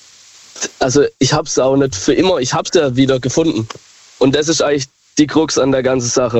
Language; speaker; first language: German; native; German